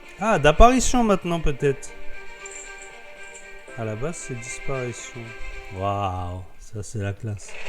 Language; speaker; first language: French; native; French